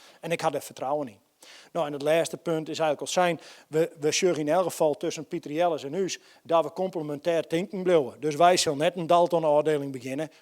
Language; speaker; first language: Dutch; non-native, local second language; Western Frisian